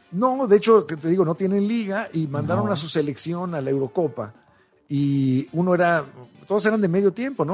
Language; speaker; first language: Spanish; native; Spanish